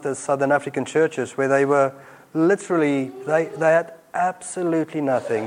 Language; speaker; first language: English; non-native, local second language; Afrikaans